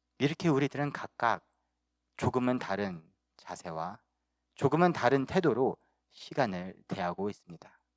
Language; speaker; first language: Korean; early bilingual, heritage; Korean